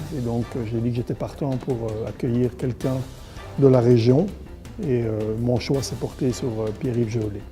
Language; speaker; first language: French; native; French